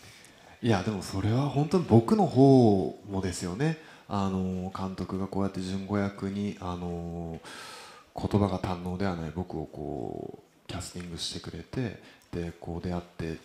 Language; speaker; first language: Japanese; native; Japanese